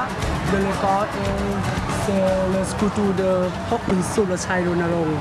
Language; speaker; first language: French; non-native, learner; Thai